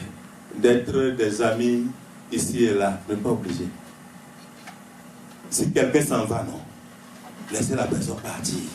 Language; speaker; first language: French; native; French